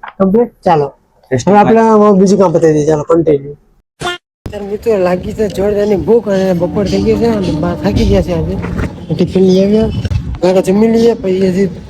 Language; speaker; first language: Gujarati; native; Gujarati